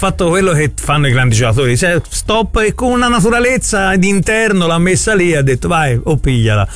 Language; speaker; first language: Italian; native; Italian